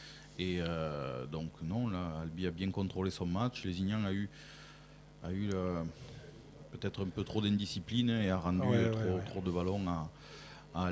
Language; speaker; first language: French; native; French